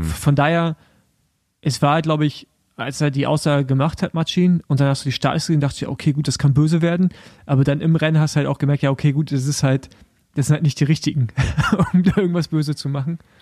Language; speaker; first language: German; native; German